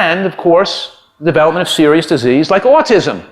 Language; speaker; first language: English; native; English